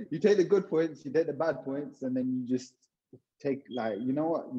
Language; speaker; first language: English; native; English